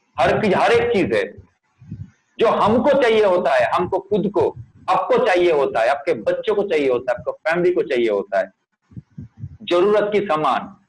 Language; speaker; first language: Hindi; non-native, local second language; Bangla